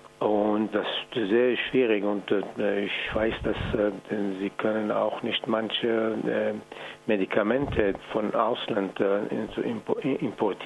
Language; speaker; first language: German; non-native, fluent; Persian